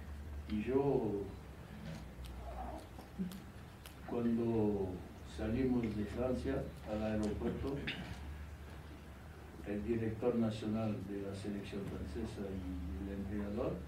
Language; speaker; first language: Spanish; non-native, fluent; French